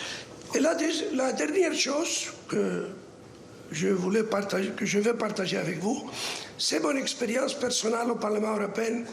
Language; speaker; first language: French; non-native, fluent; Spanish